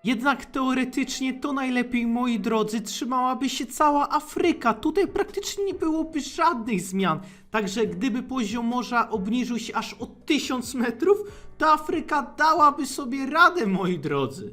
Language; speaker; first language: Polish; native; Polish